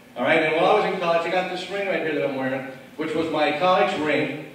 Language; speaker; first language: English; native; English